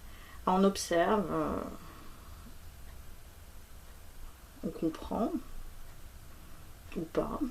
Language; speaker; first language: French; native; French